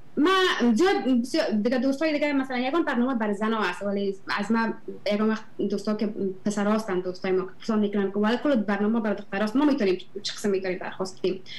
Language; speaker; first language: Persian; native; Persian